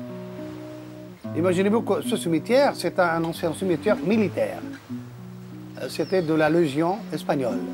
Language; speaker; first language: French; non-native, local second language; Arabic